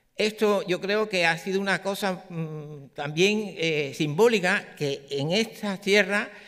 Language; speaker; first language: Spanish; native; Spanish